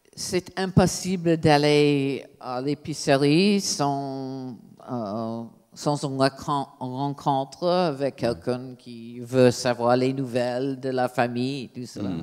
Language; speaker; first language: French; non-native, fluent; English